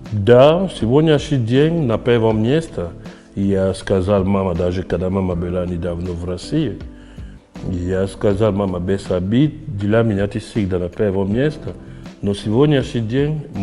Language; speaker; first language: Russian; non-native, fluent; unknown